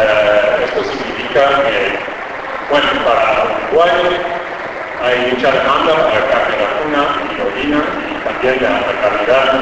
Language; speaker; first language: Spanish; non-native, fluent; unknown